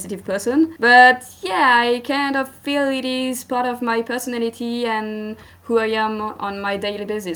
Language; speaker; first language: English; non-native, fluent; French